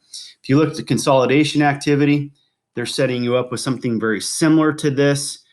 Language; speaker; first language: English; native; English